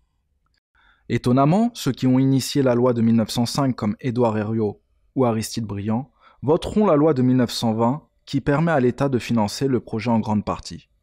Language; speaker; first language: French; native; French